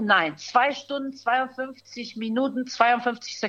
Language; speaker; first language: German; native; German